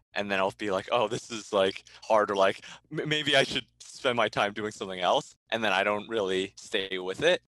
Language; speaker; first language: English; early bilingual, other home language; Chinese